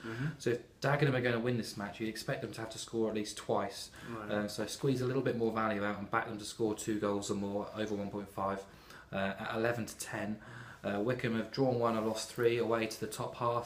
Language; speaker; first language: English; native; English